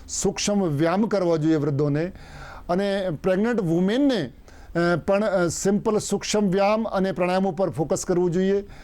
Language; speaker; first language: Gujarati; non-native, local second language; Hindi